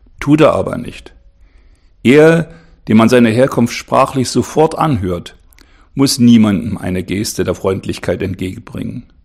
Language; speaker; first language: German; native; German